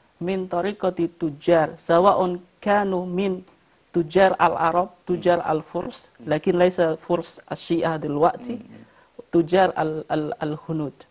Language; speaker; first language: Arabic; non-native, fluent; Indonesian